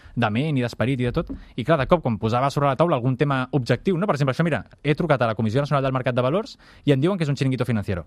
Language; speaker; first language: Catalan; native; Catalan